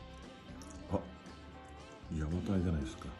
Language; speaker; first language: Japanese; non-native, fluent; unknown